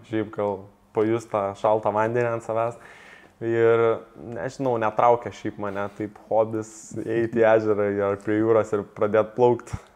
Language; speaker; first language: Lithuanian; native; Lithuanian